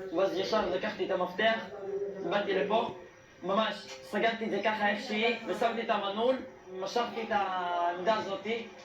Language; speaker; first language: Hebrew; non-native, local second language; Arabic